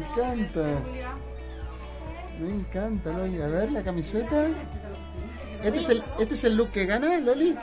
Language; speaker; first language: Spanish; native; Spanish